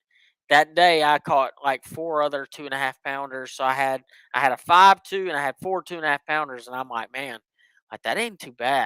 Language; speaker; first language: English; native; English